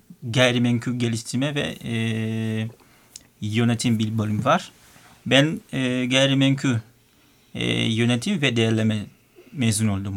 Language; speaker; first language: Turkish; non-native, learner; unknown